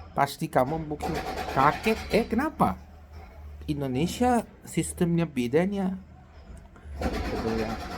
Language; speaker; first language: Indonesian; non-native, learner; Chinese